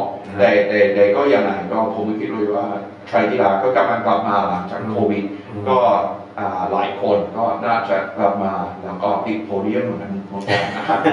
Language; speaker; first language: Thai; non-native, fluent; English